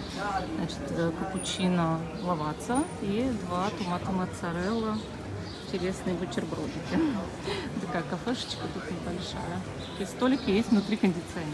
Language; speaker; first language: Russian; native; Russian